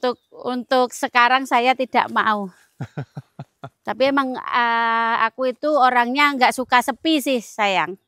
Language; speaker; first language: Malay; non-native, local second language; Javanese